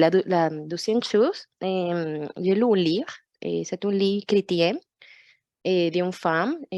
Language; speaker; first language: French; non-native, fluent; Portuguese